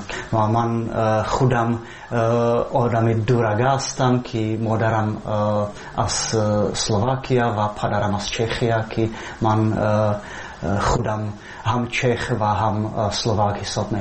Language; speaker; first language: Persian; non-native, fluent; Czech